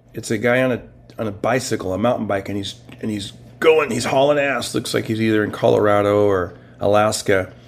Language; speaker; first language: English; native; English